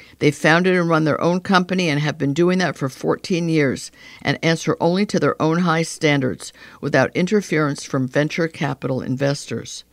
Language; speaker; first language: English; native; English